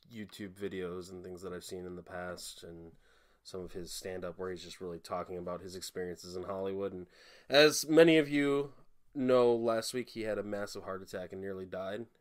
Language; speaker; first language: English; native; English